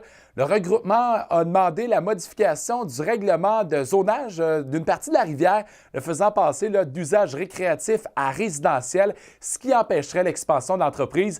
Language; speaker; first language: French; native; French